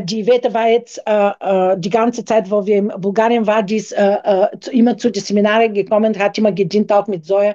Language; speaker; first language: German; non-native, fluent; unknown